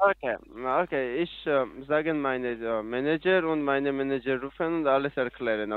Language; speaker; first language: German; non-native, learner; Italian